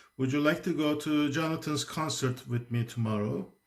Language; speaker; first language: English; non-native, fluent; Turkish